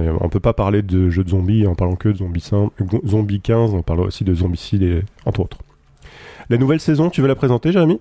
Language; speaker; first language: French; native; French